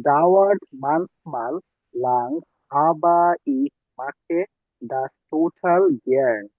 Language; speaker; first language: German; non-native, learner; Bangla